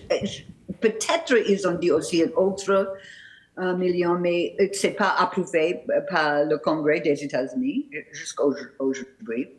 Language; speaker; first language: French; non-native, learner; English